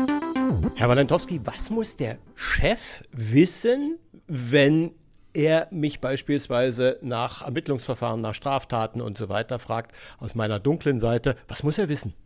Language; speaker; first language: German; native; German